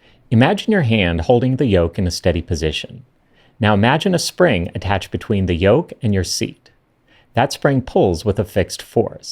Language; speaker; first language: English; native; English